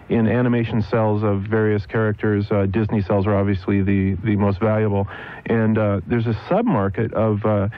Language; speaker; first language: English; native; English